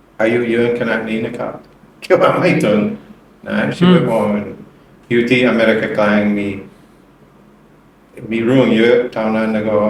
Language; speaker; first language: Thai; non-native, learner; English